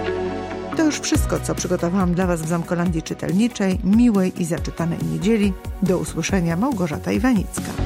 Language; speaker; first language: Polish; native; Polish